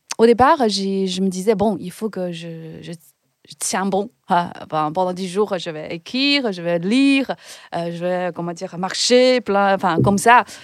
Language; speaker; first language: French; non-native, fluent; Chinese